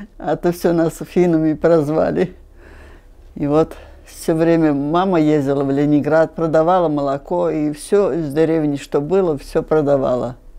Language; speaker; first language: Russian; non-native, local second language; Finnish